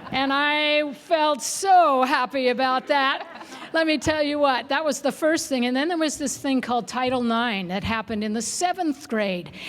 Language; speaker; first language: English; native; English